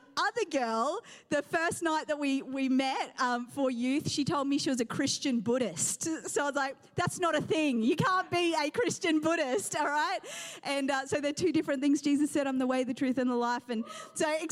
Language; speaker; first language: English; native; English